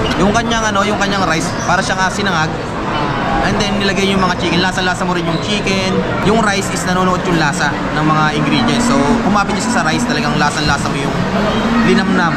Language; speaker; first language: Filipino; native; Filipino